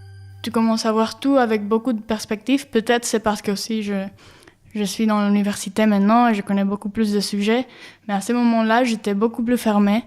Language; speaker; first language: French; non-native, fluent; Spanish